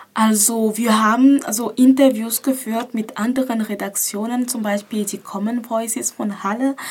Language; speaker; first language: German; non-native, fluent; French